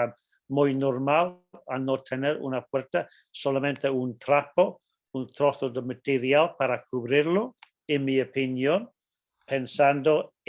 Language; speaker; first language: Spanish; non-native, fluent; English